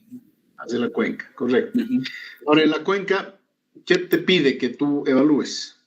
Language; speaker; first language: Spanish; native; Spanish